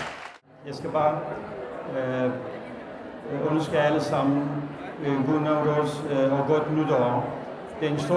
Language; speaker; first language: Danish; non-native, fluent; Kurdish